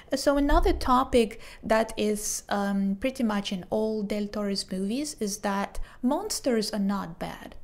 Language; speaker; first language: English; non-native, fluent; Hebrew